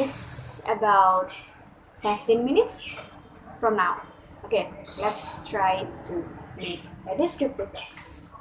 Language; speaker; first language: English; non-native, fluent; Indonesian